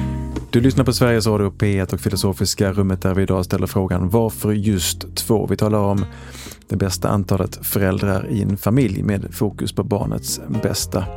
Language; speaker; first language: Swedish; native; Swedish